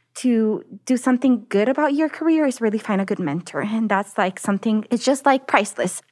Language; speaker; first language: English; non-native, fluent; Italian